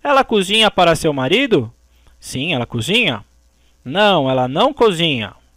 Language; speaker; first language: Portuguese; native; Portuguese